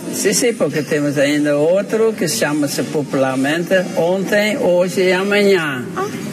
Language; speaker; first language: Portuguese; non-native, fluent; Dutch